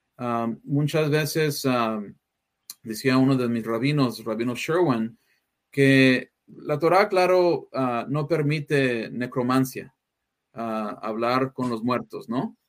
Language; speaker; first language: Spanish; early bilingual, heritage; English